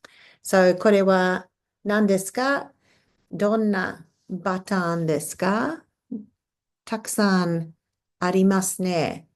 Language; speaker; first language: Japanese; non-native, fluent; English